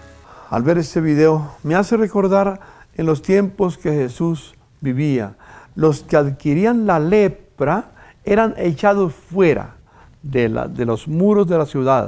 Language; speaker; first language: Spanish; native; Spanish